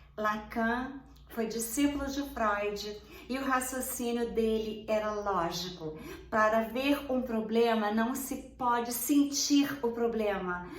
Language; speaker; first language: Portuguese; native; Portuguese